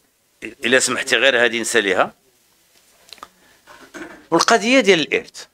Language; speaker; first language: Arabic; native; Arabic